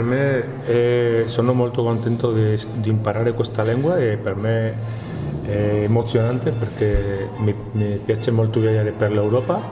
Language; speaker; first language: Italian; non-native, learner; Spanish